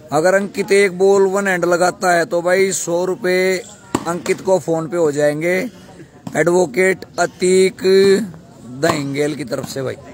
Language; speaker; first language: Hindi; native; Hindi